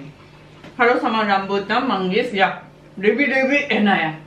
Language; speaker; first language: Indonesian; non-native, learner; Japanese